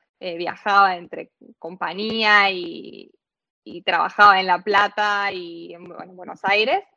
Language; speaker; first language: Spanish; native; Spanish